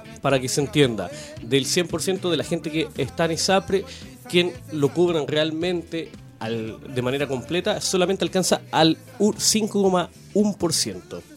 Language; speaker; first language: Spanish; native; Spanish